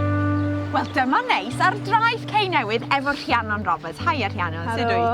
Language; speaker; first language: Welsh; native; Welsh